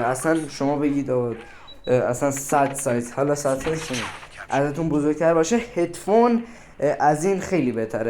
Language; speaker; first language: Persian; native; Persian